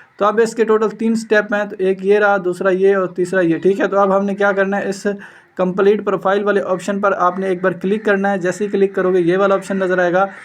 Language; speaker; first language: Urdu; native; Urdu